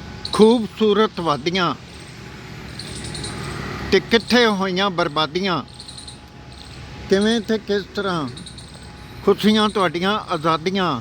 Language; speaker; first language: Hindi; non-native, local second language; Punjabi